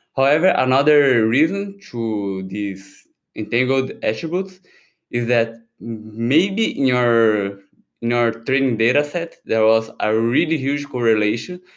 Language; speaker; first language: English; non-native, fluent; Portuguese